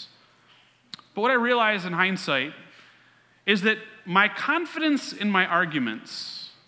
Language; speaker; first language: English; native; English